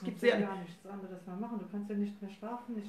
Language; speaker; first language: German; native; German